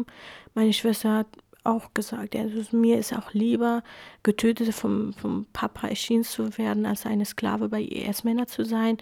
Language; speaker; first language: German; non-native, fluent; Kurdish